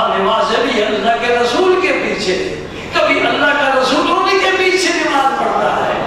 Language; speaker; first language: Urdu; non-native, local second language; Punjabi